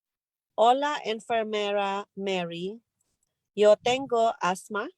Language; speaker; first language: Spanish; non-native, learner; English